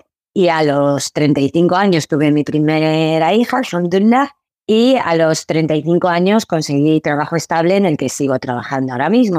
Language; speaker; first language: Spanish; early bilingual, other home language; Arabic